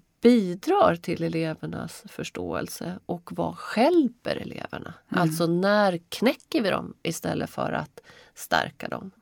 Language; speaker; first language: Swedish; native; Swedish